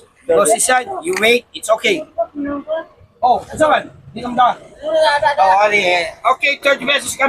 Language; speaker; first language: English; non-native, learner; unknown